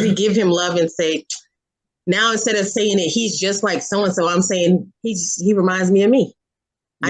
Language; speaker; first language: English; native; English